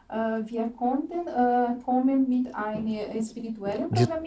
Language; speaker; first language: German; non-native, fluent; Portuguese